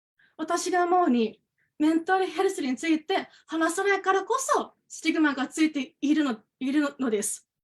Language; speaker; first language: Japanese; non-native, fluent; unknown